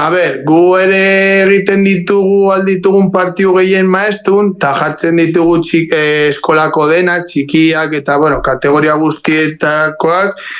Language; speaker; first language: Basque; non-native, local second language; Spanish